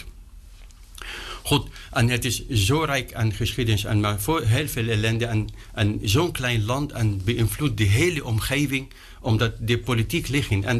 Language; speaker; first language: Dutch; non-native, fluent; Arabic